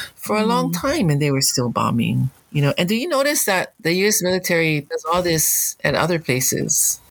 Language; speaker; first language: English; native; English